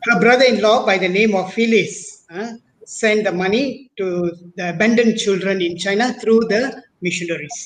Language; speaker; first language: English; non-native, local second language; Tamil